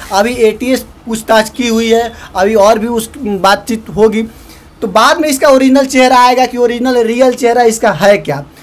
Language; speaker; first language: Hindi; native; Hindi